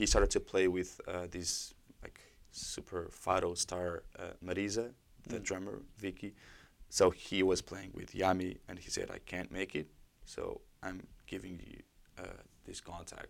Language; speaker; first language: English; non-native, fluent; Portuguese